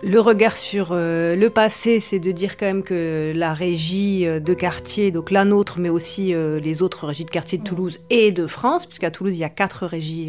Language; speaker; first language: French; native; French